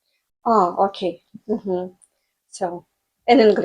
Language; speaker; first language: English; non-native, fluent; Russian